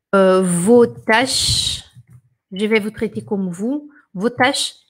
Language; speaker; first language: French; non-native, fluent; Portuguese